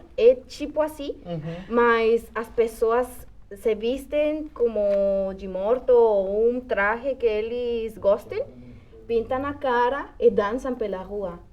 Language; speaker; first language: Portuguese; non-native, fluent; Spanish